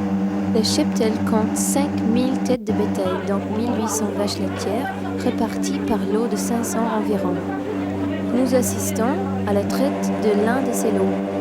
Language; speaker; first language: French; native; French